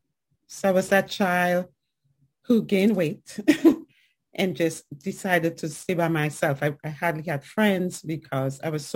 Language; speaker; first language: English; native; English